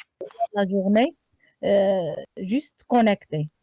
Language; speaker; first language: French; non-native, learner; Arabic